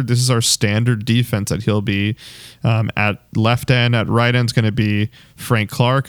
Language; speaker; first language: English; native; English